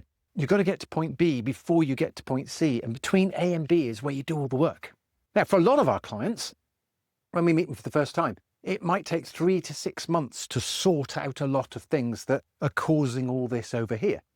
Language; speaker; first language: English; native; English